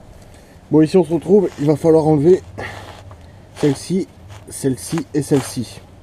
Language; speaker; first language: French; native; French